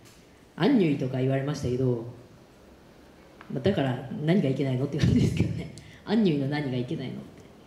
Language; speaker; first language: Japanese; native; Japanese